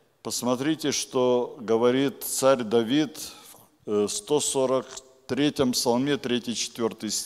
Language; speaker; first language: Polish; non-native, learner; Russian